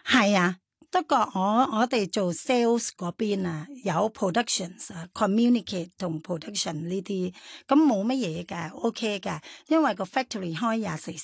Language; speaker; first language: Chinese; non-native, fluent; Thai